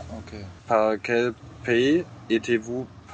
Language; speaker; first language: French; non-native, learner; German